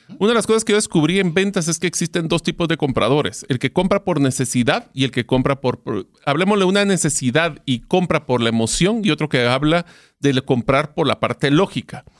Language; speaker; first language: Spanish; native; Spanish